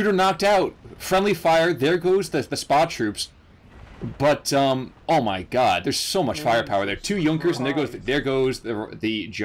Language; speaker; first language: English; native; English